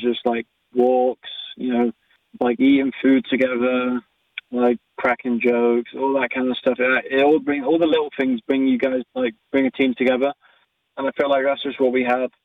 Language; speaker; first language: English; native; English